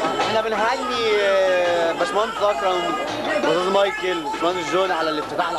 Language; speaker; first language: Arabic; native; Arabic